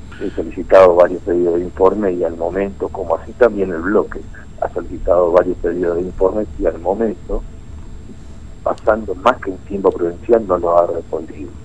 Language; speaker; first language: Spanish; native; Spanish